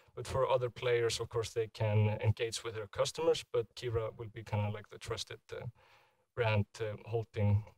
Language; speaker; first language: English; non-native, fluent; Icelandic